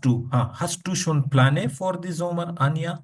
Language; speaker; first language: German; non-native, fluent; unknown